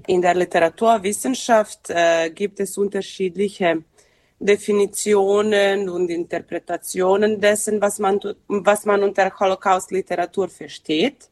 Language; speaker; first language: German; non-native, fluent; Serbian